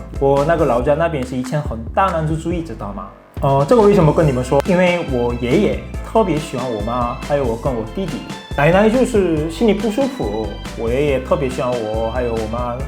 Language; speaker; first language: Chinese; non-native, fluent; Korean